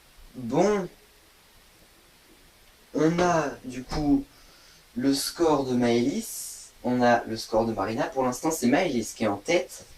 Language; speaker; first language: French; native; French